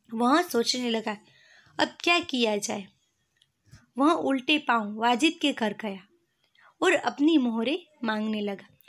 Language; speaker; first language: Hindi; non-native, local second language; Gujarati